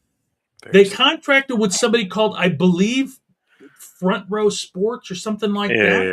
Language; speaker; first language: English; native; English